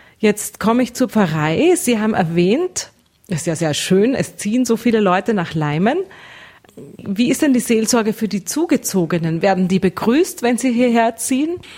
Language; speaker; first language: German; native; German